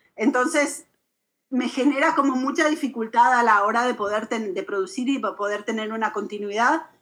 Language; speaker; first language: Spanish; native; Spanish